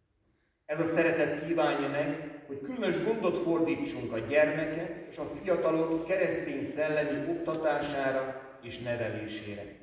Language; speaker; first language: Hungarian; native; Hungarian